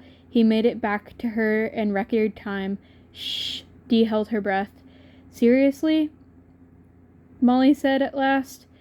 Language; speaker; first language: English; native; English